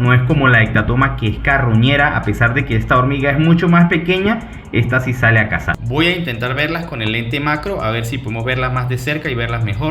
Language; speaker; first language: Spanish; native; Spanish